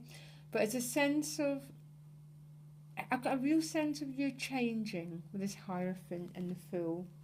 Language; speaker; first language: English; native; English